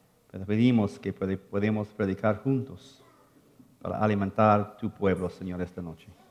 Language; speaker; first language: Spanish; non-native, fluent; English